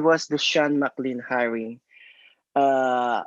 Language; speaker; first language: English; non-native, local second language; Filipino